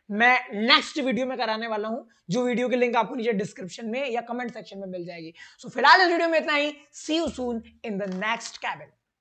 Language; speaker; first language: Hindi; native; Hindi